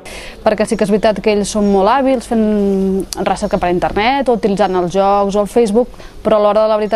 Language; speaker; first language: Catalan; native; Catalan